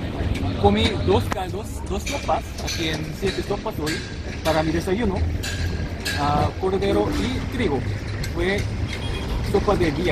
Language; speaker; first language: Spanish; non-native, learner; Korean